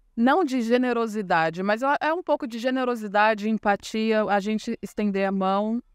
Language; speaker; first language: Portuguese; native; Portuguese